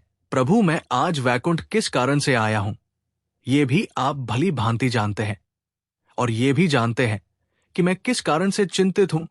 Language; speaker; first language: Hindi; native; Hindi